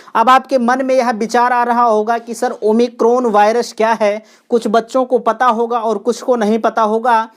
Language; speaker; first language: Hindi; native; Hindi